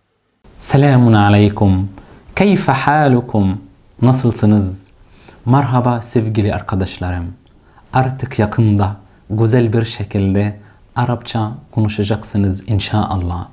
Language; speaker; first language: Turkish; non-native, fluent; Arabic